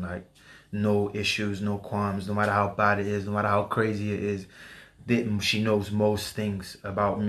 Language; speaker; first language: English; native; English